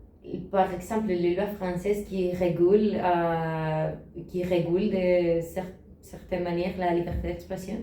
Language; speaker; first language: French; non-native, learner; Spanish